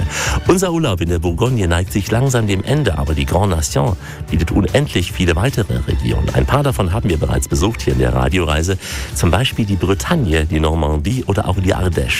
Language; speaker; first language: German; native; German